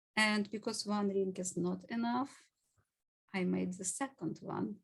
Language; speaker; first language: English; non-native, fluent; Ukrainian